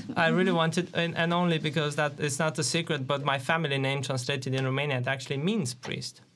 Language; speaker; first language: English; non-native, fluent; Romanian